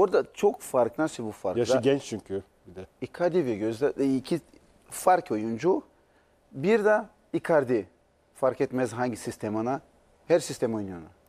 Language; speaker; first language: Turkish; non-native, learner; Portuguese